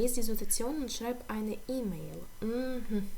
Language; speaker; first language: German; non-native, fluent; Ukrainian